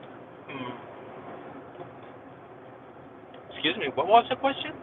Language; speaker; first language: English; non-native, fluent; Spanish